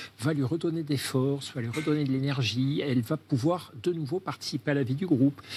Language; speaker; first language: French; native; French